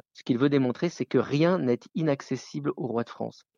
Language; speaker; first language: French; native; French